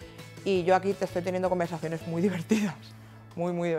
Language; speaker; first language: Spanish; native; Spanish